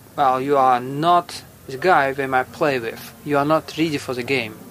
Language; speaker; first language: English; non-native, fluent; Russian